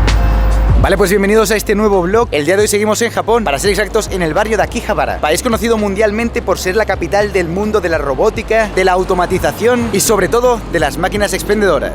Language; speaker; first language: Spanish; native; Spanish